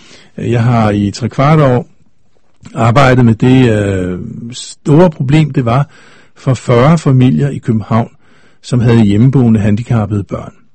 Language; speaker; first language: Danish; native; Danish